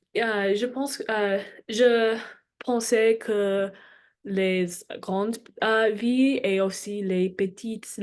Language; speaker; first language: French; non-native, learner; English